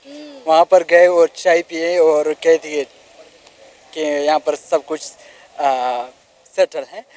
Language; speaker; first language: Hindi; non-native, local second language; Pashto